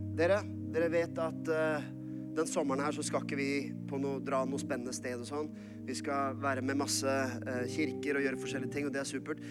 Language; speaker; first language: Norwegian; native; Norwegian